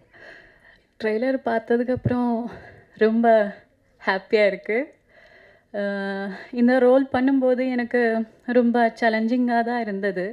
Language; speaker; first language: Tamil; non-native, fluent; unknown